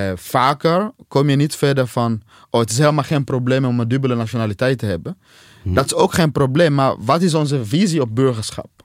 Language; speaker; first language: Dutch; non-native, fluent; Swahili